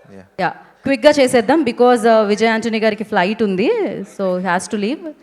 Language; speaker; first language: Telugu; native; Telugu